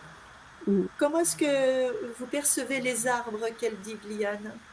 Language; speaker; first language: French; native; French